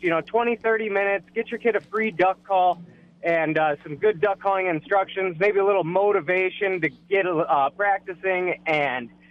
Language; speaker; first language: English; native; English